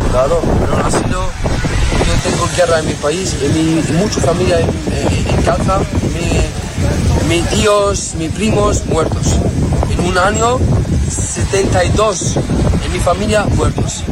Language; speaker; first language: Spanish; non-native, learner; Arabic